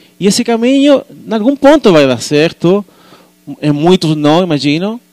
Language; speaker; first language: Portuguese; non-native, fluent; Spanish